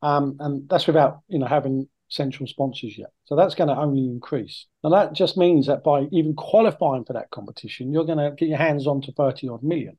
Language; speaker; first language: English; native; English